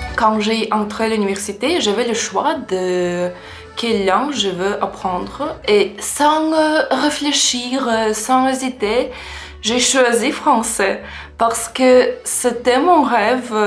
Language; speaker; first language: French; non-native, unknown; Russian